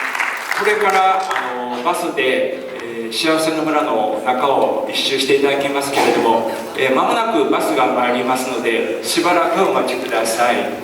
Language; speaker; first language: Japanese; native; Japanese